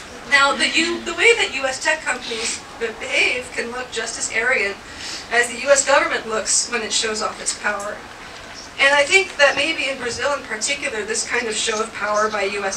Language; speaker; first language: English; native; English